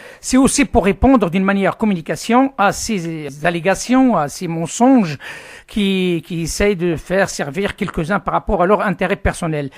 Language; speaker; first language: French; non-native, local second language; Arabic